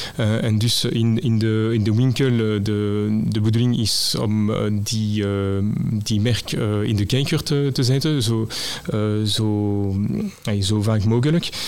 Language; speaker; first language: Dutch; non-native, local second language; French